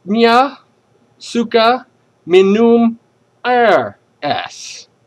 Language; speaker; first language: Indonesian; non-native, learner; English